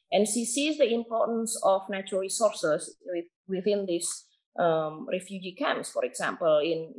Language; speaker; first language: English; non-native, fluent; Indonesian